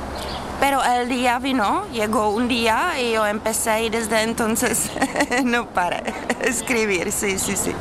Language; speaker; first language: Spanish; non-native, fluent; Czech